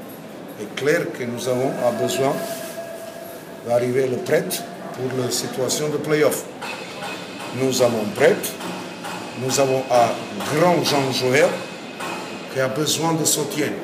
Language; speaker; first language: French; non-native, learner; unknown